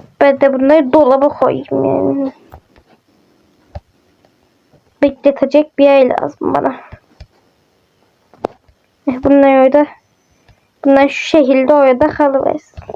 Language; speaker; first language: Turkish; native; Turkish